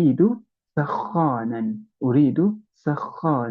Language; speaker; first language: Arabic; non-native, fluent; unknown